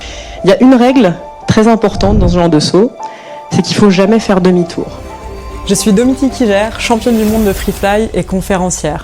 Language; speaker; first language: French; native; French